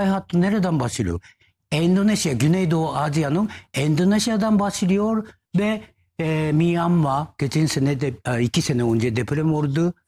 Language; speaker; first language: Turkish; non-native, learner; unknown